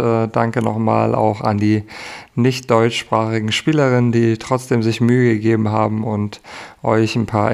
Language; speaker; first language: German; native; German